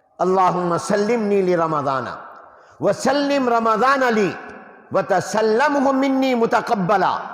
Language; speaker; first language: Urdu; non-native, local second language; Punjabi